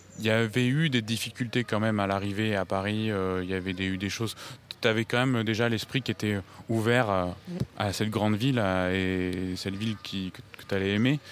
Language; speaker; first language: French; native; French